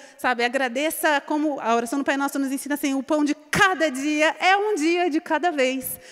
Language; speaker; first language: Portuguese; native; Portuguese